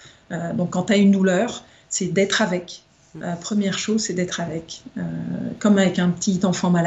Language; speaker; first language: French; native; French